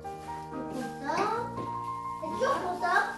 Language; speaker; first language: French; early bilingual, other home language; Hmong